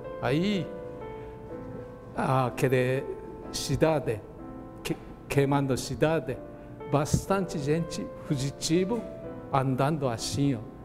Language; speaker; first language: Portuguese; non-native, learner; Japanese